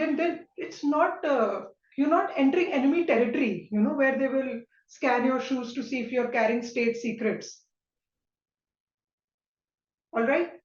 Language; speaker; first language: English; non-native, local second language; Hindi